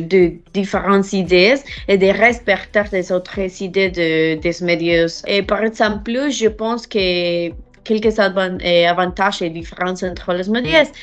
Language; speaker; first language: French; non-native, learner; Spanish